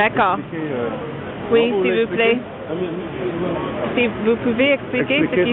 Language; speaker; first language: French; non-native, fluent; English